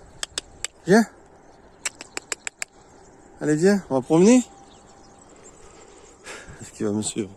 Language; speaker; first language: French; native; French